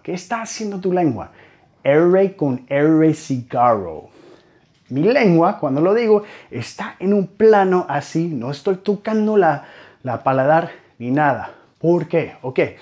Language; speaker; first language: Spanish; non-native, fluent; English